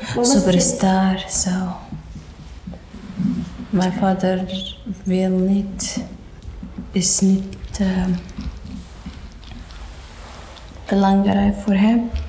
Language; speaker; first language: Dutch; non-native, learner; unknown